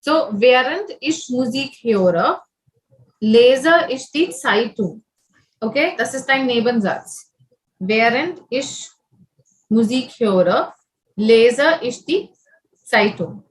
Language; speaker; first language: German; non-native, fluent; Hindi